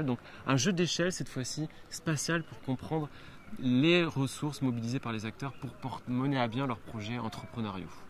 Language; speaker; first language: French; native; French